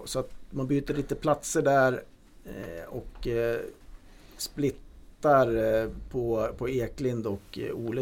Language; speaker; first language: Swedish; native; Swedish